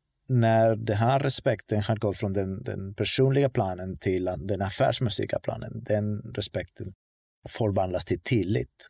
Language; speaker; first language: Swedish; non-native, fluent; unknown